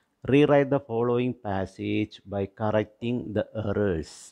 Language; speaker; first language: English; non-native, local second language; Malayalam